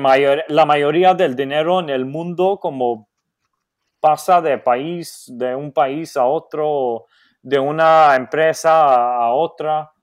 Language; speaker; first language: Spanish; non-native, fluent; Maltese